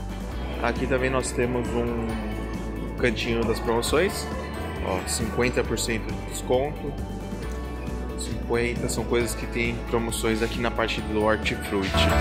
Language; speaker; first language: Portuguese; native; Portuguese